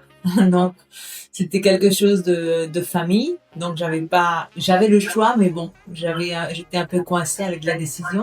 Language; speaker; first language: French; non-native, fluent; Spanish